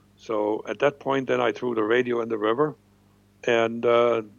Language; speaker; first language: English; non-native, fluent; German